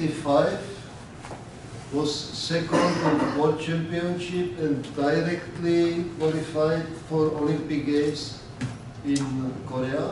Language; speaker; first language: English; non-native, learner; Czech